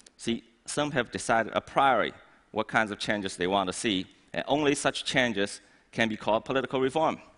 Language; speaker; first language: English; non-native, fluent; Chinese